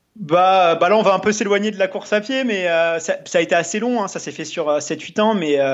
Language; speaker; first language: French; native; French